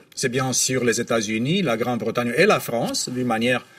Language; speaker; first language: French; non-native, fluent; Romanian